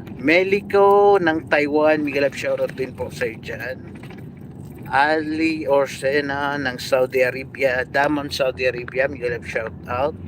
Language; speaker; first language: Filipino; native; Filipino